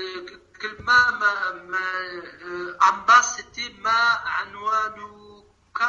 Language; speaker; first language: Arabic; non-native, learner; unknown